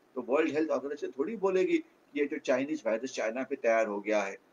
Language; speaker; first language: Hindi; non-native, local second language; Marathi